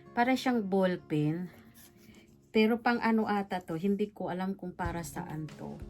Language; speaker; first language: Filipino; native; Filipino